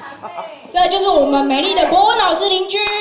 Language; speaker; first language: Chinese; native; Chinese